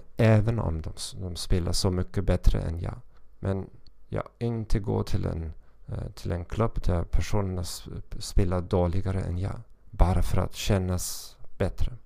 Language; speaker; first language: Swedish; non-native, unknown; German